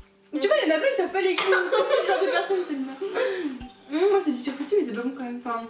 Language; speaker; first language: French; native; French